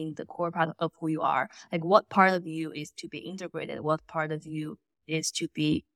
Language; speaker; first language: English; non-native, fluent; Chinese